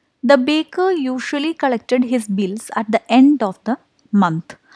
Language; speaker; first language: English; non-native, local second language; Malayalam